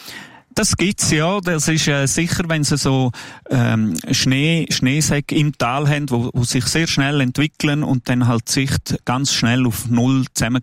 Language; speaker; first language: German; native; German